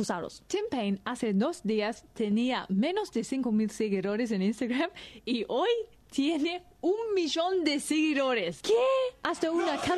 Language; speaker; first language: Spanish; non-native, fluent; English